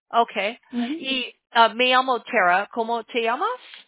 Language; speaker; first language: Spanish; non-native, learner; English